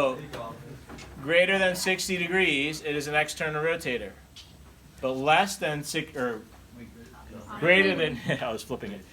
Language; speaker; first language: English; native; English